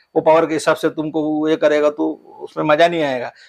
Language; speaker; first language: Hindi; non-native, local second language; Tamil